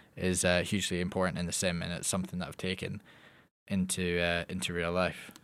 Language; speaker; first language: English; native; English